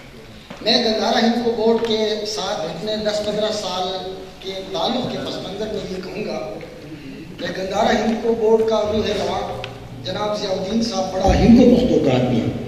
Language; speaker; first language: Urdu; non-native, local second language; Northern Hindko